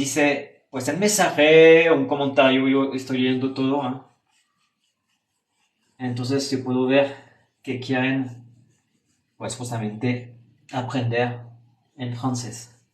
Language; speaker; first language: Spanish; non-native, fluent; French